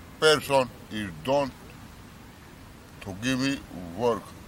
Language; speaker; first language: English; non-native, learner; Romany